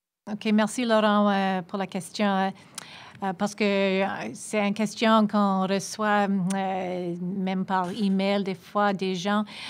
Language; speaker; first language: French; non-native, fluent; English